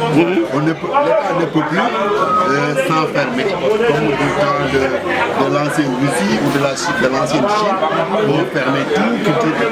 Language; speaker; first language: French; non-native, local second language; Wolof